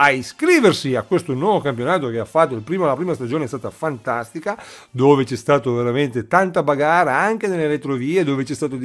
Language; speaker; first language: Italian; native; Italian